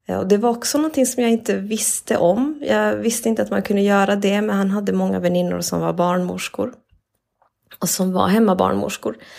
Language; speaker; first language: Swedish; early bilingual, other home language; Spanish